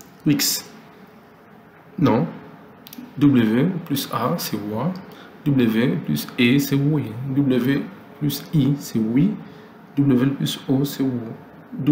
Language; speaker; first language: French; non-native, local second language; Lingala